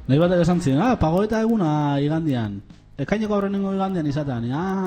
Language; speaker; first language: Basque; native; Basque